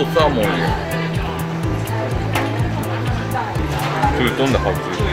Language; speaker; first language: Chinese; non-native, learner; Japanese